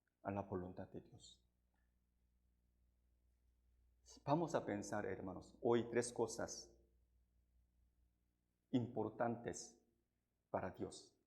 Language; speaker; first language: Spanish; non-native, fluent; Korean